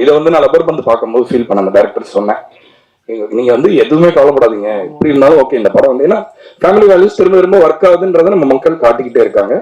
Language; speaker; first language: Tamil; native; Tamil